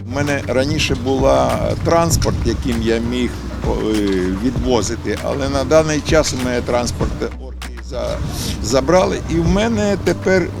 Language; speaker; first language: Ukrainian; native; Ukrainian